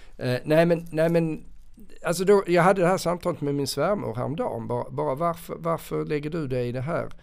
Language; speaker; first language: Swedish; native; Swedish